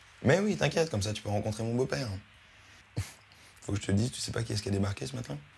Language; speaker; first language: French; native; French